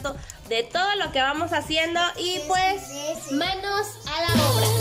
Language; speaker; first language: Spanish; native; Spanish